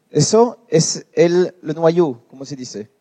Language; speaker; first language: Spanish; non-native, learner; French